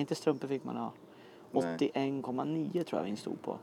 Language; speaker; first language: Swedish; native; Swedish